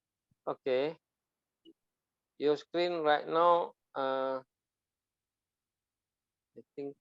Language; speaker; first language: English; non-native, learner; Malay